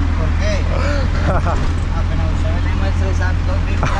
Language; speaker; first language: Spanish; native; Spanish